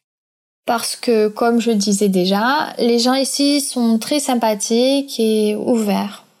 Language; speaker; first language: French; early bilingual, other home language; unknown